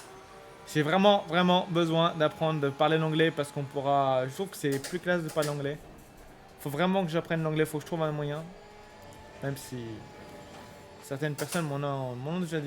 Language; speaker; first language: French; native; French